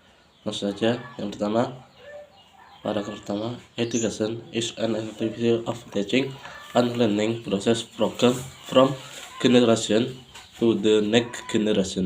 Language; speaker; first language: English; non-native, learner; Indonesian